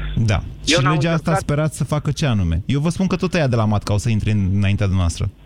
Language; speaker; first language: Romanian; native; Romanian